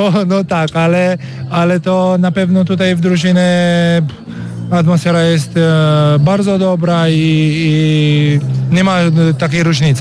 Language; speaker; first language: Polish; non-native, learner; Romanian